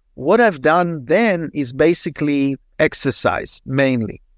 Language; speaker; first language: English; non-native, fluent; Hebrew